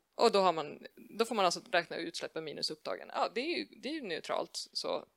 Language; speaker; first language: Swedish; native; Swedish